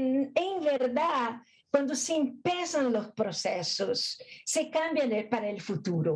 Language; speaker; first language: Spanish; non-native, fluent; Portuguese